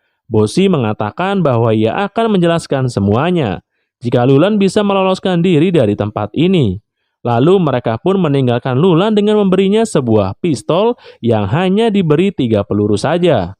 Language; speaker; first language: Indonesian; native; Indonesian